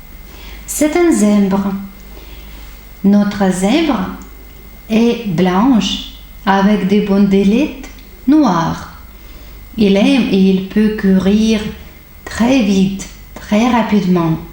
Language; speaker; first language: French; non-native, fluent; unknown